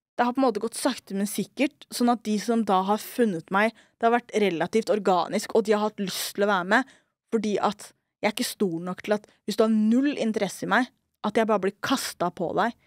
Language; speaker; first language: Norwegian; early bilingual, other home language; Somali